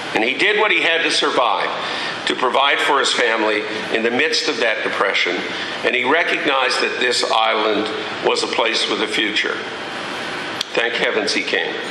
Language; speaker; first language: English; native; English